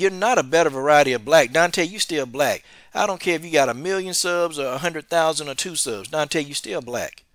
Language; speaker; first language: English; native; English